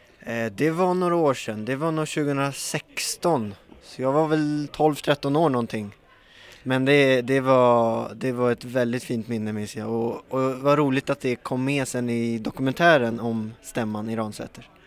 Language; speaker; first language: Swedish; native; Swedish